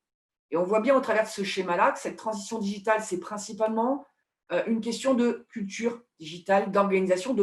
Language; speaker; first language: French; native; French